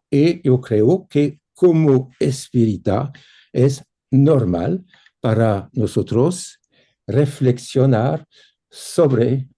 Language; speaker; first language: Spanish; non-native, fluent; French